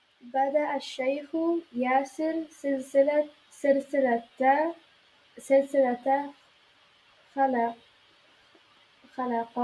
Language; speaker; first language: Arabic; non-native, learner; English